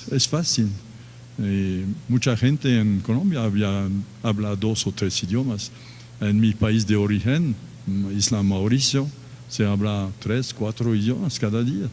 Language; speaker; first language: Spanish; non-native, fluent; French